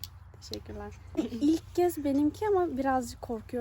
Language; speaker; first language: Turkish; non-native, learner; Kazakh